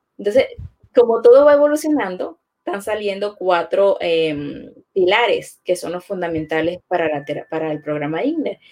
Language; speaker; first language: Spanish; native; Spanish